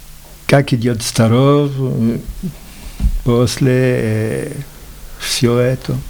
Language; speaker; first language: Russian; non-native, learner; French